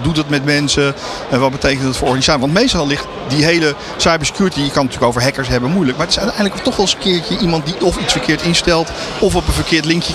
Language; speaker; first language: Dutch; native; Dutch